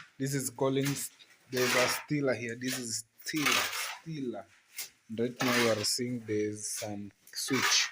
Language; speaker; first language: English; non-native, learner; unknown